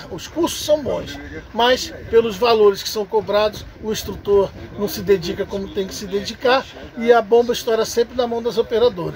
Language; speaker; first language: Portuguese; native; Portuguese